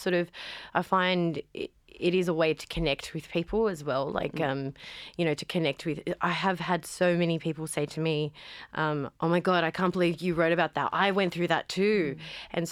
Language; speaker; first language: English; native; English